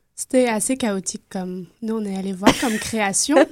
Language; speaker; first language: French; native; French